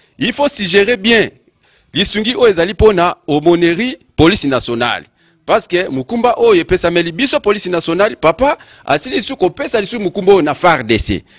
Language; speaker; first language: Lingala; non-native, local second language; Kongo